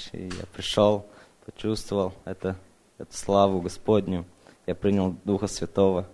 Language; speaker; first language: Russian; early bilingual, other home language; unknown